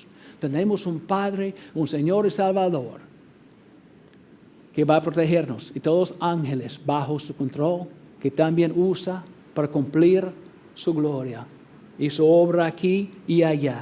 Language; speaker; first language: Spanish; non-native, fluent; English